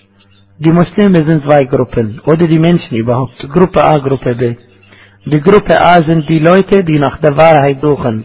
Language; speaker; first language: German; non-native, fluent; Arabic